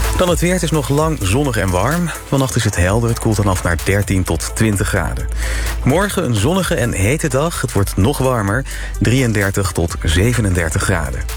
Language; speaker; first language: Dutch; native; Dutch